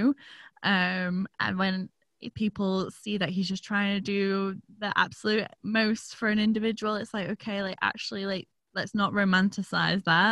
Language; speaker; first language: English; native; English